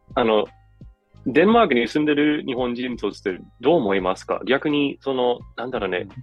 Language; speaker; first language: Japanese; non-native, fluent; Danish